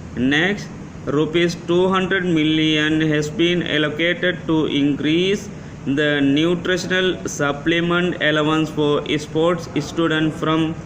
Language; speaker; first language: English; non-native, local second language; Tamil